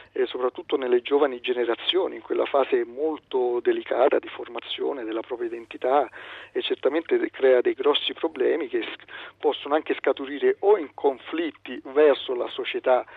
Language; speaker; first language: Italian; native; Italian